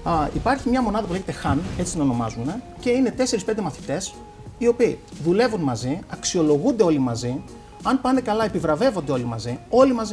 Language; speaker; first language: Greek; native; Greek